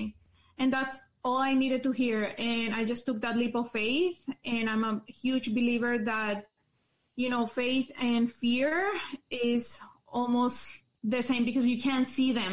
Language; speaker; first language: English; non-native, fluent; Spanish